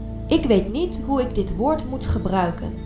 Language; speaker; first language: Dutch; non-native, learner; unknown